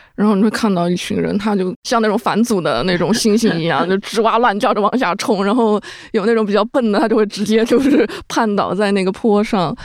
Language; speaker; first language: Chinese; native; Chinese